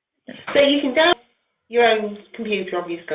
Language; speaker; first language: English; native; English